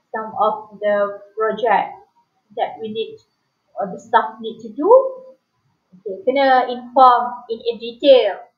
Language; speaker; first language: English; non-native, local second language; Malay